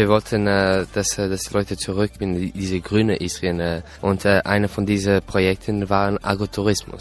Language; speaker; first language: German; non-native, learner; Croatian